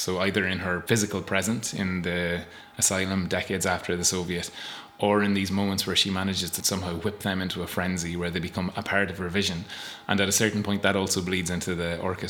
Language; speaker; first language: English; native; English